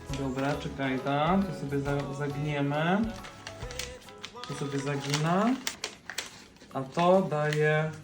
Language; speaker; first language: Polish; native; Polish